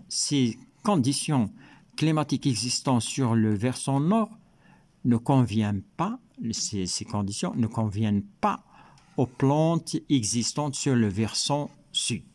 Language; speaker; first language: French; non-native, local second language; Arabic